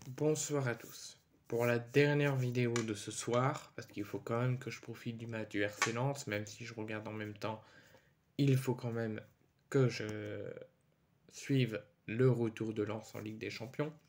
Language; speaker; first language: French; native; French